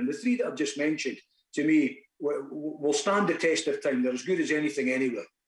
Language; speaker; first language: English; native; English